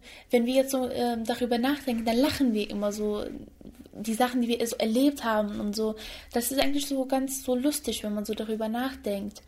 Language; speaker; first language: German; early bilingual, other home language; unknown